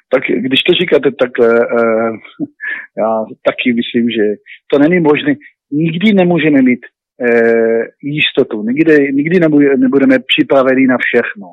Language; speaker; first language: Czech; non-native, learner; Hebrew